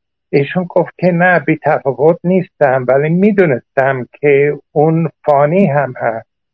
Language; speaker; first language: Persian; non-native, fluent; English